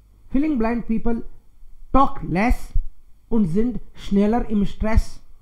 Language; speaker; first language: German; non-native, fluent; Hindi